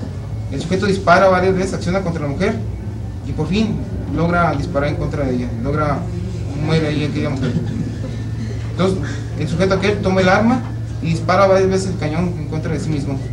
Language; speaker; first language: Spanish; native; Spanish